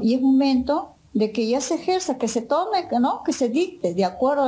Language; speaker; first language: Spanish; native; Spanish